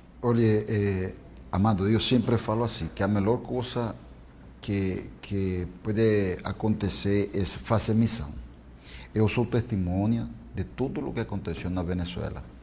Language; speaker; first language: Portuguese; non-native, fluent; Spanish